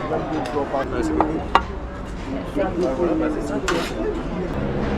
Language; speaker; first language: French; non-native, learner; Korean